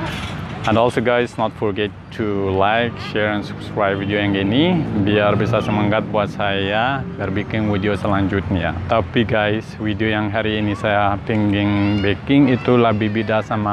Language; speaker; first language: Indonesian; non-native, learner; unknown